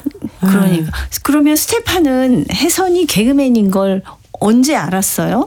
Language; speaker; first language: Korean; native; Korean